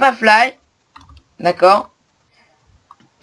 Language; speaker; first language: French; native; French